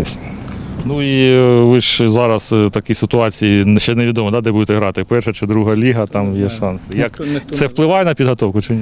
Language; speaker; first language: Ukrainian; native; Ukrainian